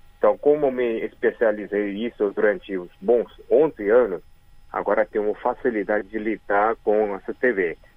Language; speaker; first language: Portuguese; early bilingual, other home language; Korean